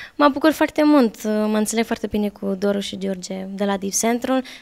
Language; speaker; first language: Romanian; early bilingual, heritage; Romanian